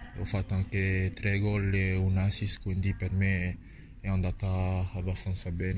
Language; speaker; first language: Italian; non-native, learner; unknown